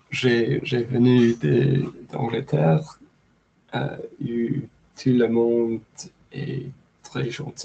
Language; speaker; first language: French; non-native, learner; English